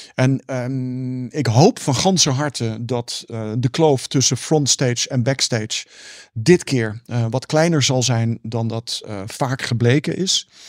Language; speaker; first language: Dutch; native; Dutch